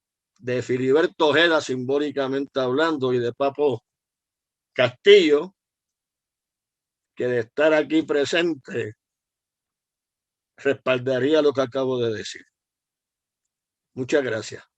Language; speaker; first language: Spanish; native; Spanish